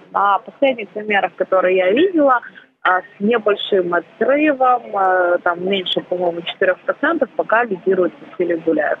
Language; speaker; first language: Russian; native; Russian